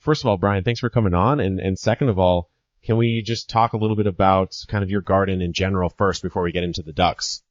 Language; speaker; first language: English; native; English